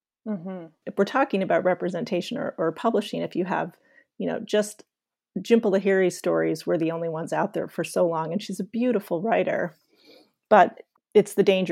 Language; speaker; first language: English; native; English